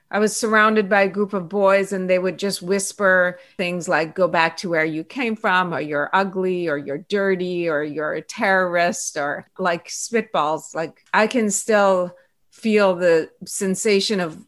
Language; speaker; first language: English; early bilingual, other home language; Persian